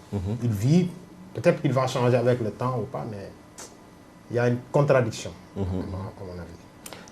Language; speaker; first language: French; non-native, local second language; Wolof